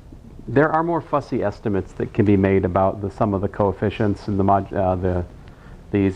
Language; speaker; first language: English; native; English